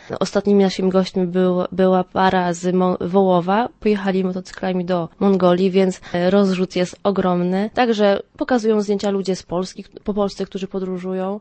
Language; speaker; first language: Polish; native; Polish